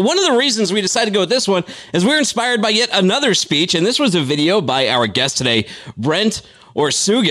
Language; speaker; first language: English; native; English